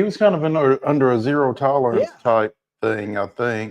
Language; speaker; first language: English; native; English